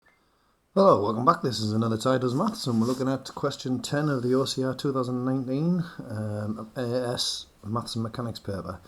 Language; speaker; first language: English; native; English